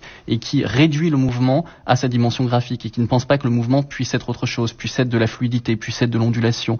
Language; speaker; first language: French; native; French